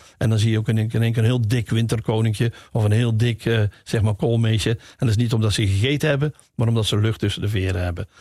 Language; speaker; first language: Dutch; native; Dutch